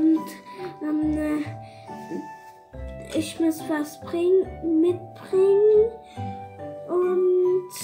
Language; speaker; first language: German; early bilingual, other home language; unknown